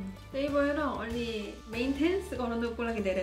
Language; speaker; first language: Nepali; non-native, fluent; Korean